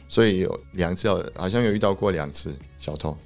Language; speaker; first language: Chinese; non-native, fluent; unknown